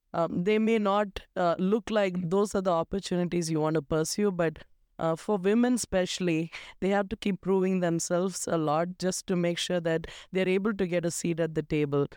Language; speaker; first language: English; non-native, local second language; Malayalam